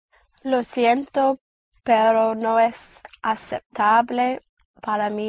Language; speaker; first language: Spanish; non-native, learner; English